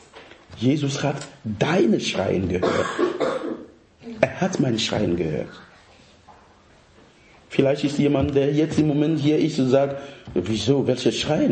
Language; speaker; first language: German; non-native, fluent; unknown